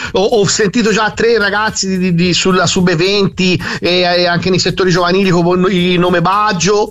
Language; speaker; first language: Italian; native; Italian